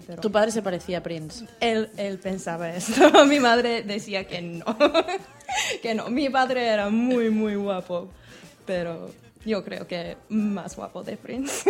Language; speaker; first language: Spanish; non-native, learner; English